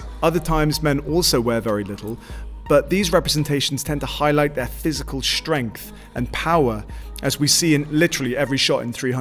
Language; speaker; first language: English; native; English